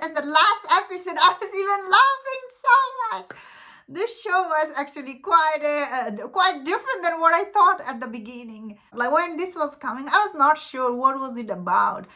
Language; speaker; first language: English; non-native, fluent; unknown